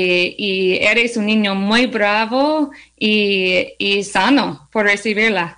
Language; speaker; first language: Spanish; non-native, learner; English